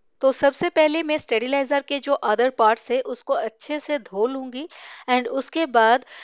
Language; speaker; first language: Hindi; native; Hindi